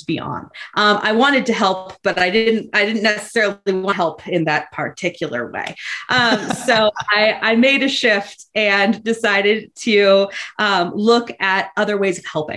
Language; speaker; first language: English; native; English